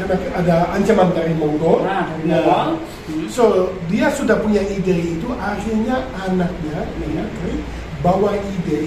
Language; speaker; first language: Indonesian; non-native, fluent; Dutch